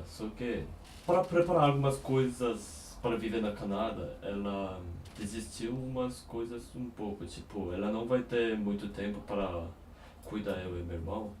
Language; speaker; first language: Portuguese; non-native, fluent; Korean